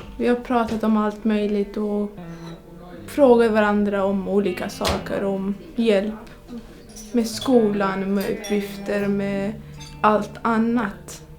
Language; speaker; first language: Swedish; non-native, learner; Kurdish